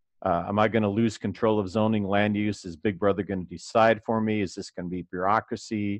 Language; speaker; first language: English; native; English